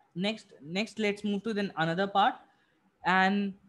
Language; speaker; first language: English; non-native, local second language; Hindi